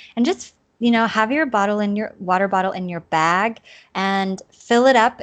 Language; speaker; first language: English; native; English